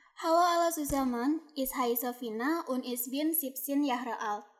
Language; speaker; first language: German; non-native, learner; Indonesian